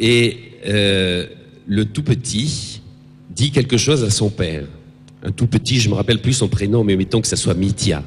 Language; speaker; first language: French; native; French